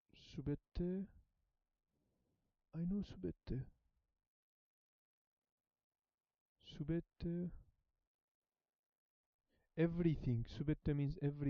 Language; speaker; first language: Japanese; non-native, learner; Filipino